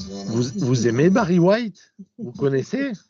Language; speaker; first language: French; native; French